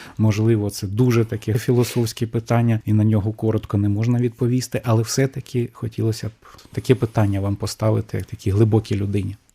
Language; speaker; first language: Ukrainian; native; Ukrainian